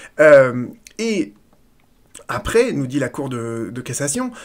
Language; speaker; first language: French; native; French